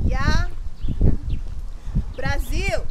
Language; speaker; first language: Russian; non-native, learner; Portuguese